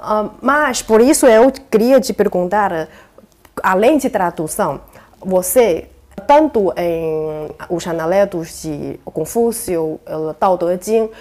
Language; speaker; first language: Portuguese; non-native, fluent; Chinese